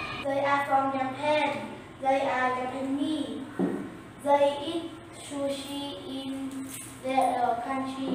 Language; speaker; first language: English; non-native, learner; Vietnamese